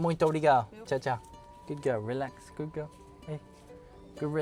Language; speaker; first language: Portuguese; non-native, learner; English